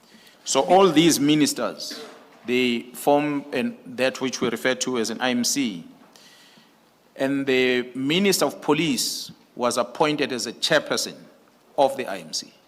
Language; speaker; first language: English; non-native, local second language; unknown